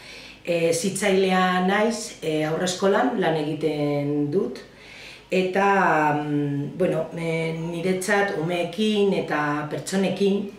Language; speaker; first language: Basque; non-native, local second language; Spanish